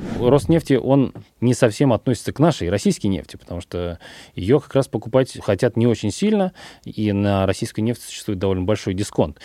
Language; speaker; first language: Russian; native; Russian